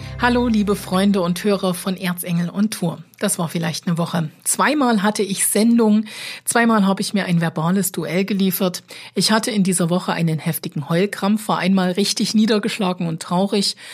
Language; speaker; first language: German; native; German